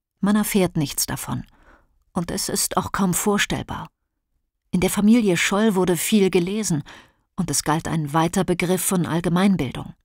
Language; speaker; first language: German; native; German